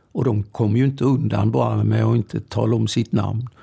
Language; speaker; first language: Swedish; early bilingual, other home language; German